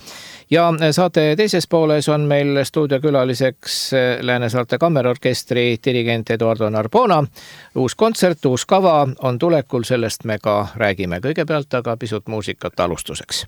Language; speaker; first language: Estonian; native; Estonian